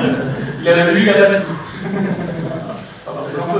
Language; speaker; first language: French; native; French